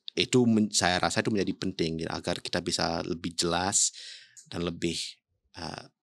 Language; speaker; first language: Indonesian; early bilingual, heritage; English